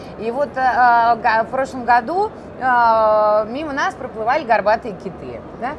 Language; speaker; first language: Russian; native; Russian